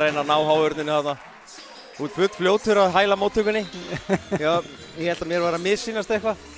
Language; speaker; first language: Icelandic; native; Icelandic